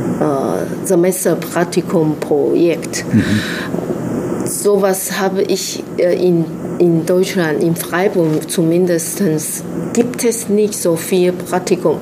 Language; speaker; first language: German; non-native, fluent; Chinese